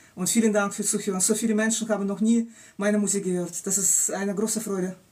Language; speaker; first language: German; non-native, fluent; Russian